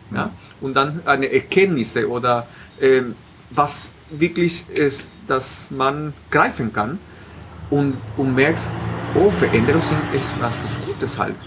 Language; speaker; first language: German; non-native, fluent; Spanish